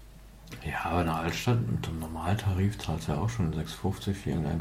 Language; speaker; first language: German; native; German